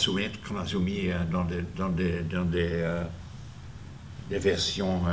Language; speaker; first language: French; non-native, fluent; English